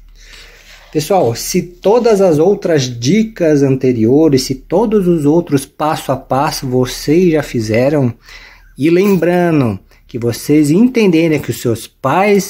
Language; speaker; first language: Portuguese; native; Portuguese